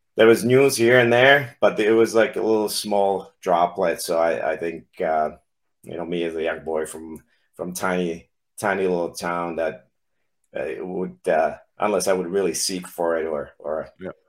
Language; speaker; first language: English; non-native, fluent; Czech